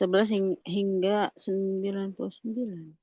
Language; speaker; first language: Indonesian; native; Indonesian